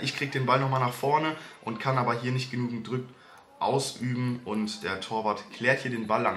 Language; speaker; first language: German; native; German